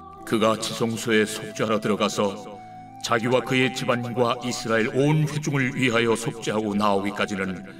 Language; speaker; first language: Korean; native; Korean